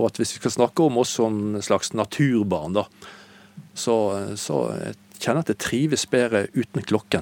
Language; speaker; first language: Norwegian; native; Norwegian